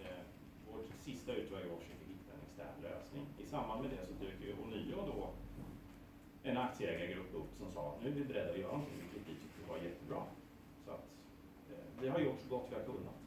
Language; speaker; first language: Swedish; native; Swedish